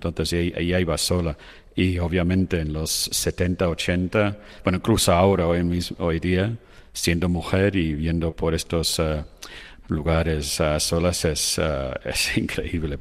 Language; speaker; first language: Spanish; non-native, fluent; English